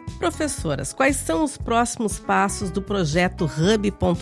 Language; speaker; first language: Portuguese; native; Portuguese